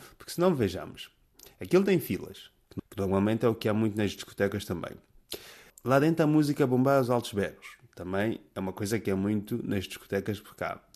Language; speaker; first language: Portuguese; native; Portuguese